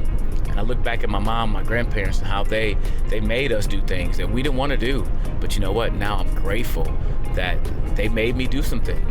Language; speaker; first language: English; native; English